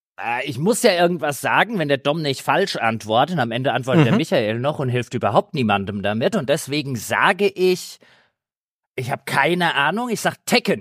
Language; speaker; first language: German; native; German